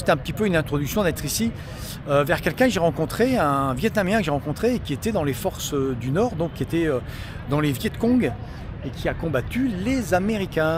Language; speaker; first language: French; native; French